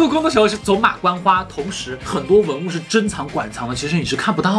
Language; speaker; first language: Chinese; native; Chinese